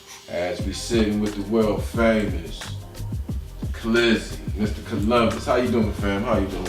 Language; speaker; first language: English; native; English